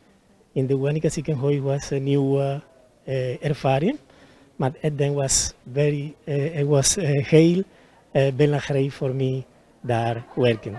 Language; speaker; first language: Dutch; non-native, learner; Spanish